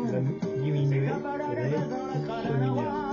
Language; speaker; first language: French; native; French